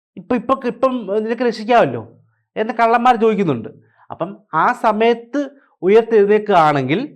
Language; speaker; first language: Malayalam; native; Malayalam